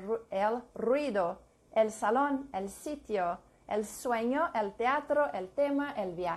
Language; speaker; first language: Spanish; non-native, learner; English